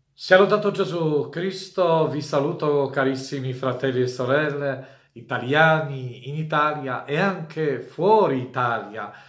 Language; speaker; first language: Italian; non-native, fluent; Polish